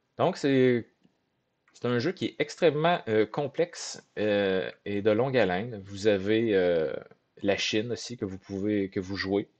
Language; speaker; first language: French; native; French